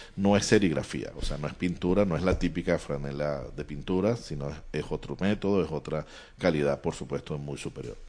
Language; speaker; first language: Spanish; native; Spanish